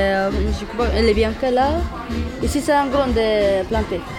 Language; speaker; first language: French; non-native, learner; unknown